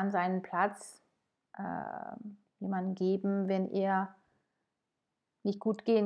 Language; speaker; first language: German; non-native, fluent; French